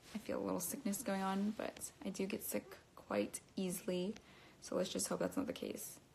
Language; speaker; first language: English; native; English